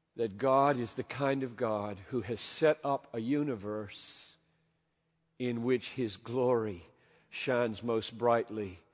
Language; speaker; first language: English; native; English